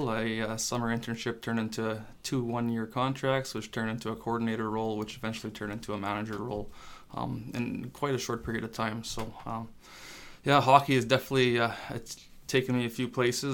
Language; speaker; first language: English; non-native, fluent; French